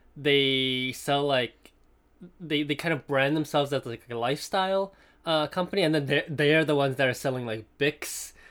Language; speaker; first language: English; non-native, local second language; Cantonese